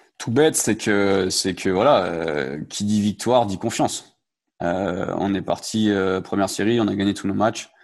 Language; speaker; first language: French; native; French